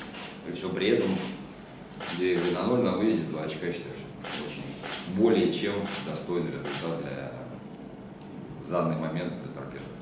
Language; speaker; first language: Russian; native; Russian